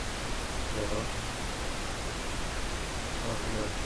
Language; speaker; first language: Thai; native; Thai